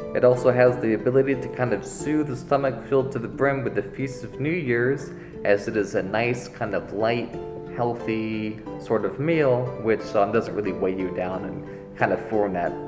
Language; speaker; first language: English; native; English